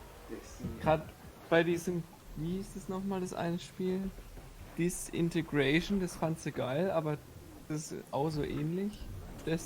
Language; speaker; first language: German; native; German